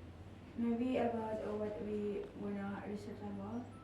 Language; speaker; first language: English; non-native, learner; Indonesian